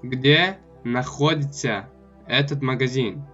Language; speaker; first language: Russian; non-native, local second language; Tajik